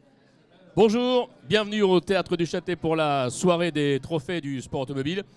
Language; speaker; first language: French; native; French